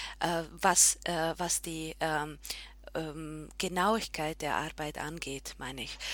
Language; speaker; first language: German; non-native, fluent; Slovak